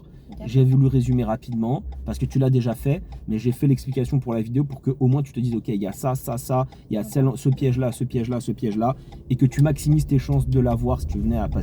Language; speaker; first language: French; native; French